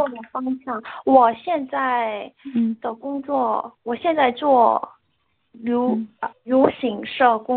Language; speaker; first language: Chinese; non-native, learner; Korean